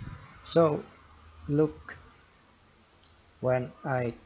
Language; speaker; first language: English; non-native, learner; Portuguese